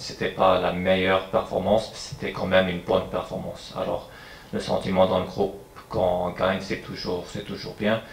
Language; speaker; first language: French; non-native, fluent; English